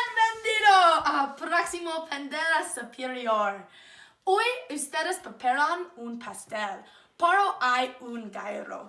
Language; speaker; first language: Spanish; non-native, learner; English